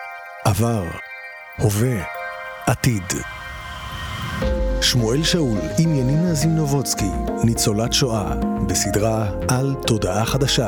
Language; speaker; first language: Hebrew; native; Hebrew